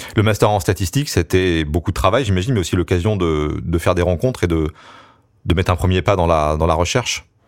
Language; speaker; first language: French; native; French